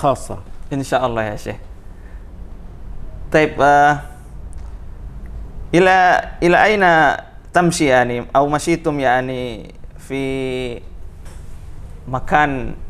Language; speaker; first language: Arabic; non-native, fluent; Indonesian